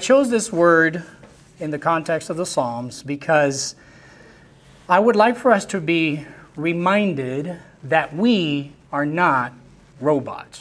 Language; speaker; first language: English; non-native, local second language; Spanish